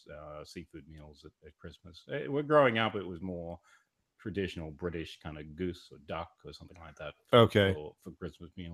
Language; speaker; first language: English; native; English